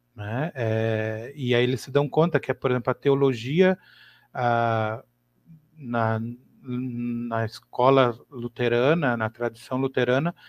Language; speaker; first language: Portuguese; native; Portuguese